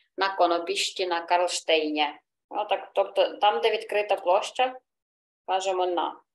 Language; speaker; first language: Czech; non-native, fluent; Ukrainian